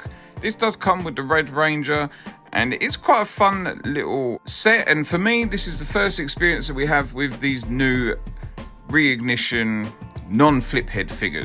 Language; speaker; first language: English; native; English